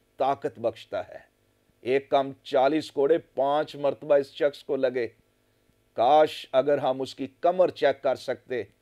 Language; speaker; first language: Urdu; non-native, local second language; Punjabi